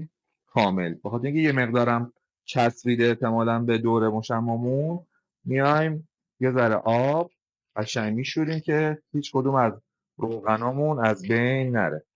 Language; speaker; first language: Persian; native; Persian